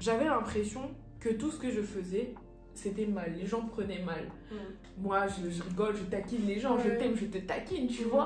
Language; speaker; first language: French; native; French